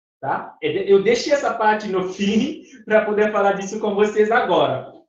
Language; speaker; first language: Portuguese; non-native, fluent; Fon